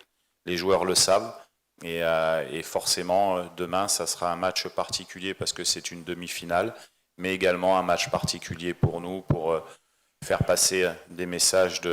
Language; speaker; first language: French; native; French